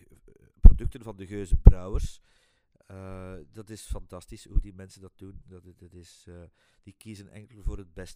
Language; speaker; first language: Dutch; native; Dutch